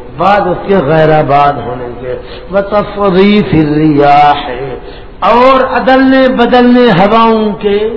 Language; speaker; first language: Urdu; non-native, local second language; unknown